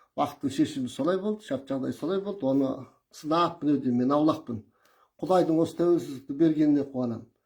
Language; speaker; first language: Kazakh; early bilingual, heritage; Kazakh